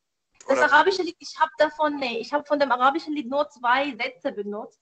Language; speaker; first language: German; non-native, fluent; Arabic